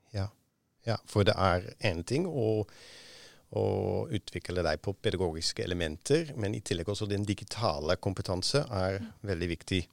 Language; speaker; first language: Norwegian; non-native, fluent; Dutch